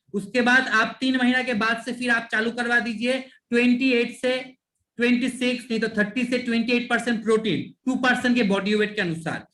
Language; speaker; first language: Hindi; non-native, local second language; Bangla